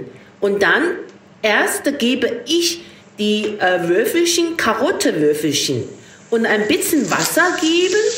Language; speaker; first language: German; non-native, learner; Chinese